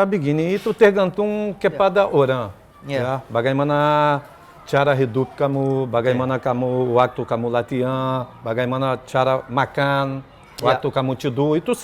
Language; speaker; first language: Indonesian; non-native, fluent; Portuguese